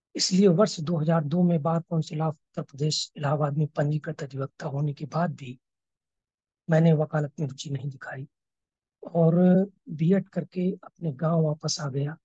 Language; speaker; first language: Hindi; native; Hindi